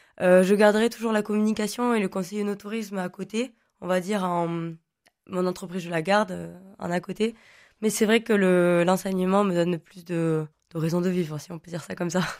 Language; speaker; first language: French; non-native, local second language; Occitan